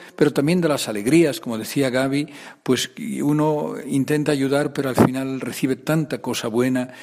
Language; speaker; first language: Spanish; native; Spanish